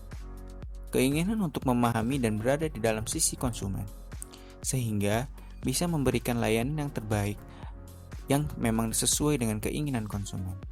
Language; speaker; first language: Indonesian; native; Indonesian